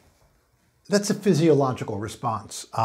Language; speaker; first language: English; native; English